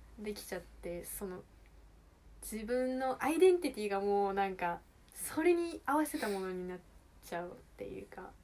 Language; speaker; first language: Japanese; early bilingual, heritage; Japanese